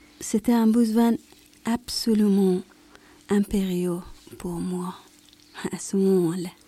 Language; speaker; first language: French; non-native, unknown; Persian